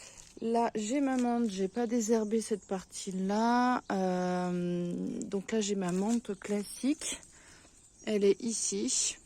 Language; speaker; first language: French; native; French